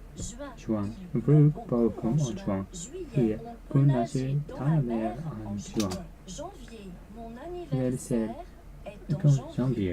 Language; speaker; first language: French; non-native, learner; Japanese